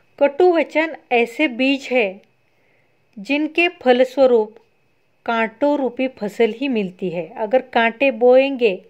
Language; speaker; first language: Hindi; non-native, local second language; Marathi